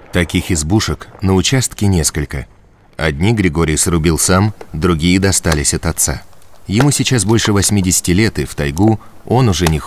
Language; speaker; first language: Russian; native; Russian